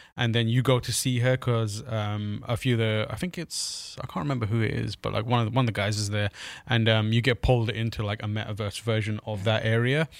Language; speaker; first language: English; native; English